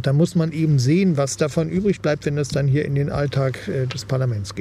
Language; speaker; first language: German; native; German